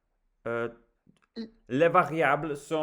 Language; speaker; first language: French; non-native, learner; English